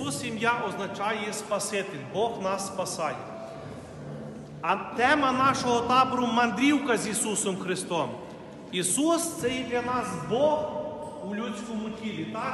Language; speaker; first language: Ukrainian; native; Ukrainian